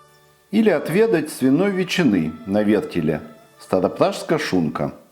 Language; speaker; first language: Russian; native; Russian